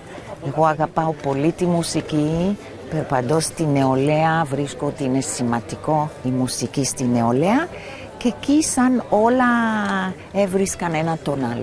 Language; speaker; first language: Greek; non-native, fluent; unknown